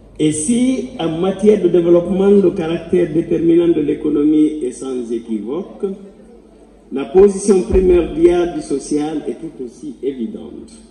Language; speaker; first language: French; non-native, local second language; Fula